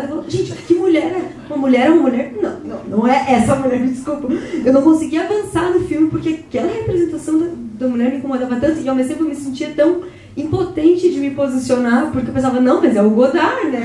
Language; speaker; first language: Portuguese; native; Portuguese